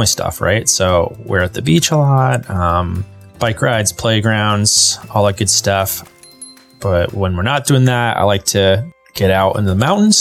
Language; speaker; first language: English; native; English